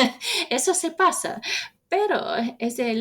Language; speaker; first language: Spanish; non-native, fluent; English